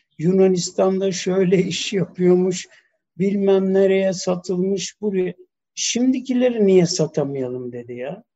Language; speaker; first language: Turkish; early bilingual, heritage; Turkish